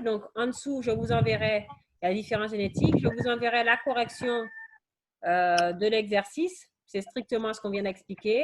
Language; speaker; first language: French; native; French